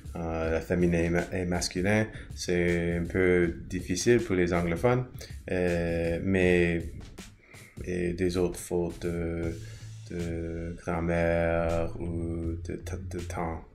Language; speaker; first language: French; non-native, learner; English